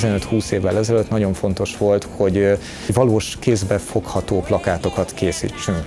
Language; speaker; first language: Hungarian; native; Hungarian